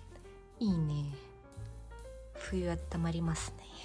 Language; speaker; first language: Japanese; non-native, fluent; Russian